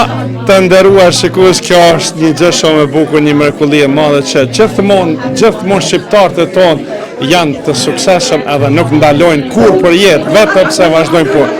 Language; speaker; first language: Albanian; native; Albanian